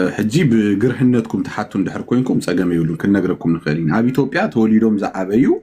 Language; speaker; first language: Tigrinya; early bilingual, heritage; Tigrinya